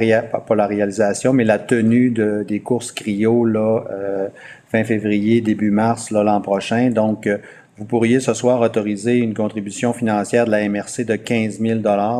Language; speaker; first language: French; native; French